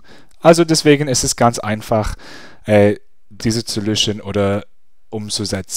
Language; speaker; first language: German; non-native, fluent; English